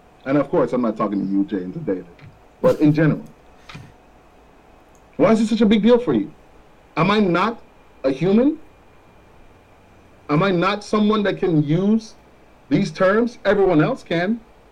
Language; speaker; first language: English; non-native, local second language; Jamaican Creole English